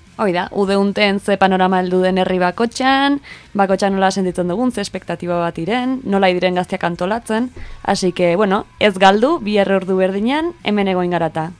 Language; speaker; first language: Basque; native; Basque